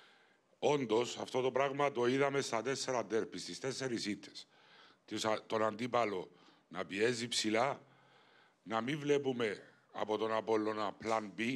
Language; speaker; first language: Greek; native; Greek